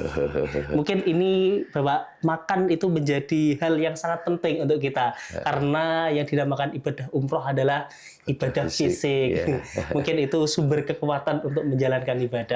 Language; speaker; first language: Indonesian; native; Indonesian